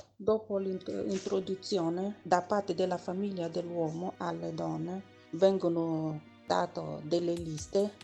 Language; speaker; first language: Italian; non-native, learner; Igbo